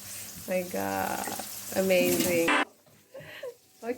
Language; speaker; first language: English; non-native, fluent; Indonesian